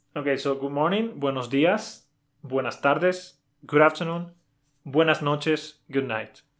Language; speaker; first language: English; non-native, fluent; Spanish